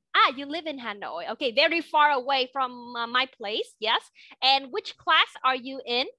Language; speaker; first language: English; non-native, fluent; Vietnamese